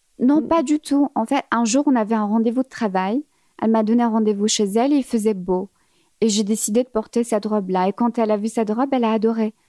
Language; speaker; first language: French; early bilingual, other home language; Arabic